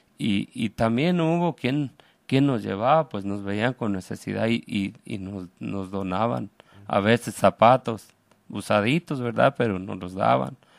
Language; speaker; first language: Spanish; native; Spanish